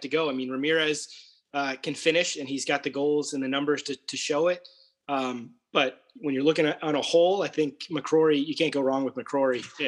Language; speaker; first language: English; native; English